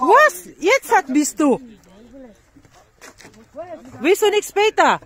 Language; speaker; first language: German; non-native, learner; Filipino